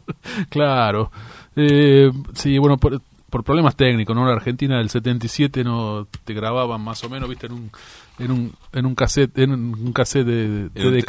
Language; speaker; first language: Spanish; native; Spanish